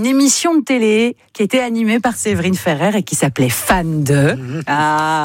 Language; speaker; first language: French; native; French